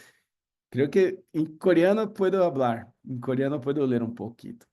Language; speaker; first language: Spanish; non-native, learner; Portuguese